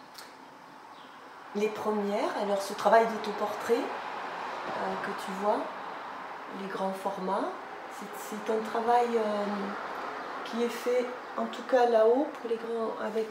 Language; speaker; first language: French; native; French